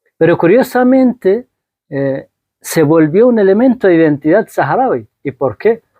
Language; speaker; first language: Spanish; non-native, fluent; Arabic